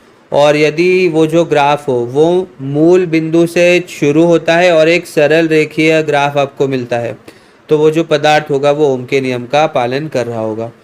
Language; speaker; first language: Hindi; native; Hindi